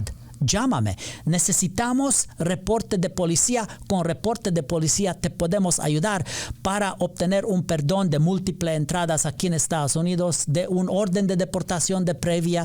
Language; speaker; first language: Spanish; non-native, learner; English